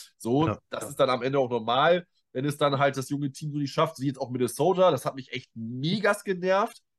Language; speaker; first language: German; native; German